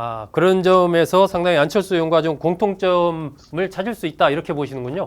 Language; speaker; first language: Korean; native; Korean